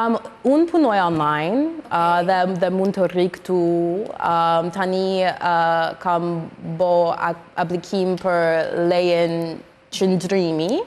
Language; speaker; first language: Albanian; non-native, learner; English